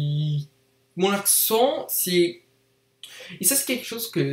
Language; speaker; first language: French; non-native, learner; English